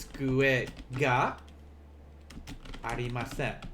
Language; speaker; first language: Japanese; non-native, learner; English